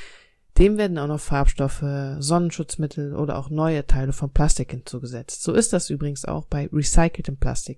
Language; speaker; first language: German; native; German